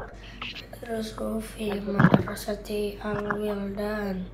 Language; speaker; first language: Arabic; non-native, learner; Indonesian